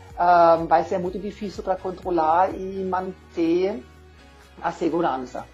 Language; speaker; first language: Portuguese; non-native, learner; German